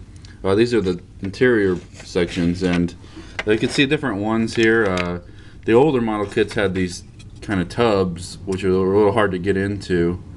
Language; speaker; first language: English; native; English